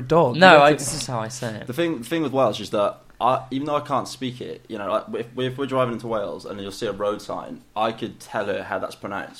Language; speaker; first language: English; native; English